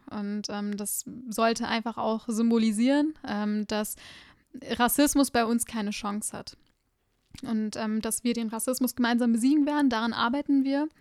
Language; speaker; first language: German; early bilingual, other home language; Urdu